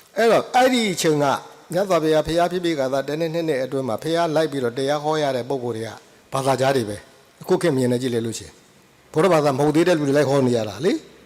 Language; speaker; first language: Burmese; native; Burmese